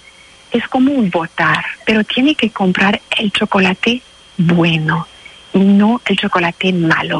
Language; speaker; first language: Spanish; non-native, fluent; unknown